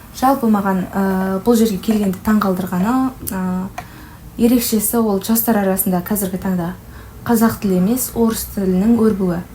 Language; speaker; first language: Kazakh; early bilingual, heritage; Kazakh